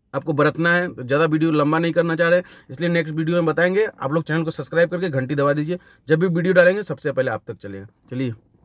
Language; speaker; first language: Hindi; native; Hindi